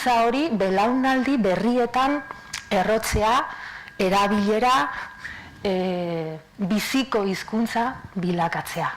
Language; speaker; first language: Basque; native; Basque